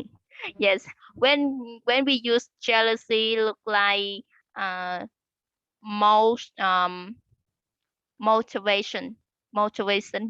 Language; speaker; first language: English; non-native, learner; Vietnamese